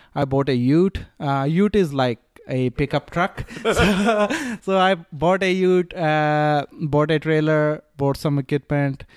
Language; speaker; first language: English; non-native, local second language; Punjabi